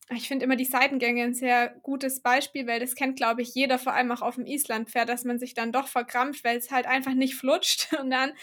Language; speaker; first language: German; native; German